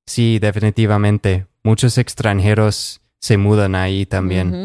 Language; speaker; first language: Spanish; non-native, fluent; English